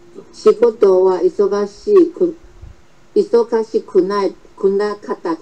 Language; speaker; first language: Japanese; non-native, learner; Chinese